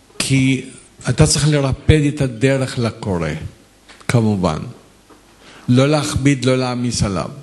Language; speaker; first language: Hebrew; non-native, fluent; Arabic